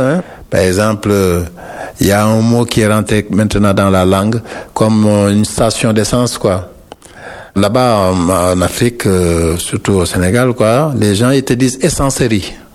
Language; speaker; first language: French; non-native, local second language; Wolof